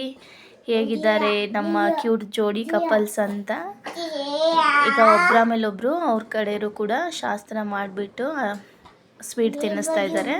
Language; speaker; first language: Kannada; native; Kannada